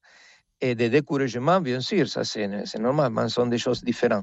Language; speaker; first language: French; non-native, fluent; Spanish